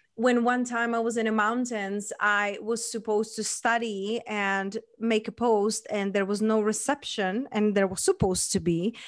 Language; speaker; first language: English; non-native, fluent; Czech